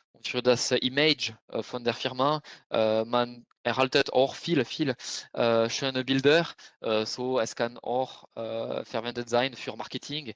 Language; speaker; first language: German; non-native, fluent; French